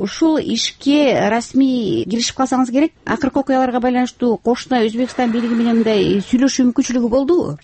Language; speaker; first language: Kyrgyz; native; Kyrgyz